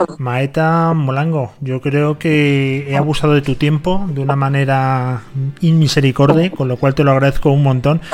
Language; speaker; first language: Spanish; native; Spanish